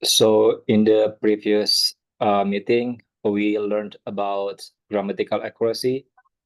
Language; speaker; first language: English; non-native, learner; Indonesian